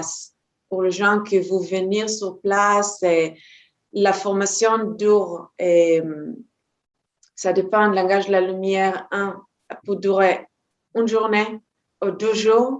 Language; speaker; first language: French; non-native, fluent; Hebrew